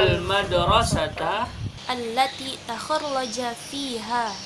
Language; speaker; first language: Arabic; non-native, fluent; Indonesian